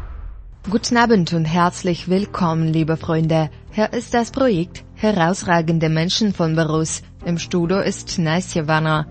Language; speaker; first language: German; non-native, fluent; Russian